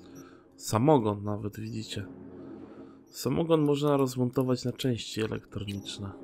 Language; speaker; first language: Polish; native; Polish